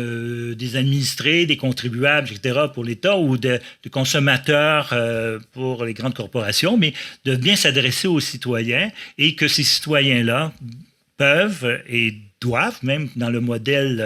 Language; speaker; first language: French; native; French